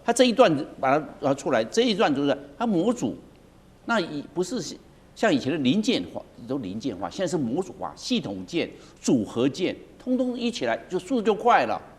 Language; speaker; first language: Chinese; native; Chinese